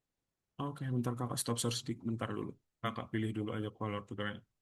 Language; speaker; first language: Indonesian; native; Indonesian